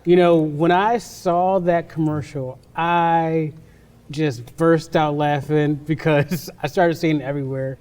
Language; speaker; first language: English; native; English